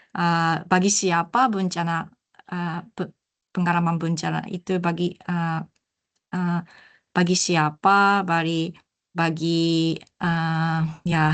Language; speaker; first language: Indonesian; non-native, learner; Japanese